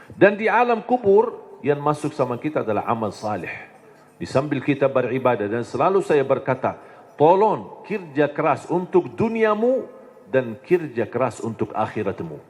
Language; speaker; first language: Indonesian; non-native, fluent; Arabic